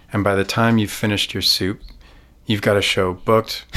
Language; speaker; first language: English; native; English